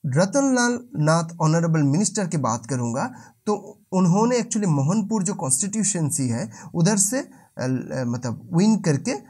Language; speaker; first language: Hindi; non-native, local second language; Bangla